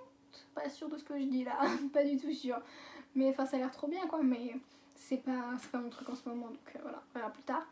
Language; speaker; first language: French; native; French